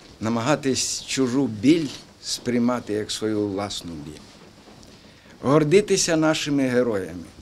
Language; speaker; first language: Ukrainian; native; Ukrainian